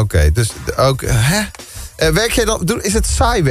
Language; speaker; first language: Dutch; native; Dutch